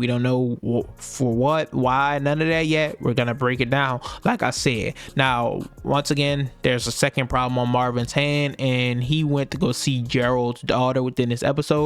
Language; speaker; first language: English; native; English